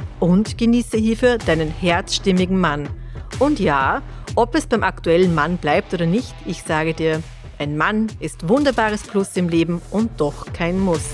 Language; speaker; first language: German; native; German